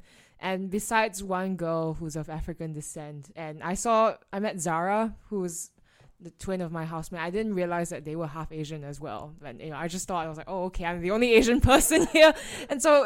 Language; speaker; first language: English; native; English